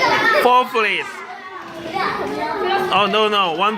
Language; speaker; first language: English; non-native, fluent; Korean